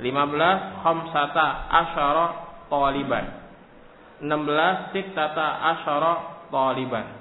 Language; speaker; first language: Arabic; non-native, fluent; Indonesian